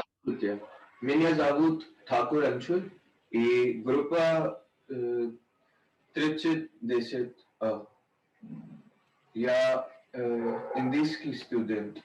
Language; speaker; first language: Russian; non-native, learner; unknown